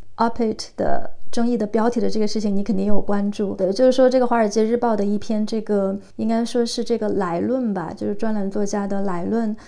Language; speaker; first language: Chinese; native; Chinese